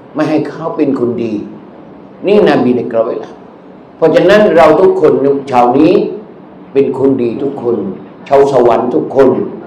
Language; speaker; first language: Thai; non-native, local second language; Malay